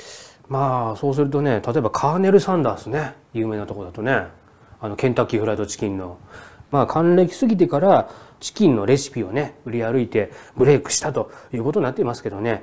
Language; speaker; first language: Japanese; native; Japanese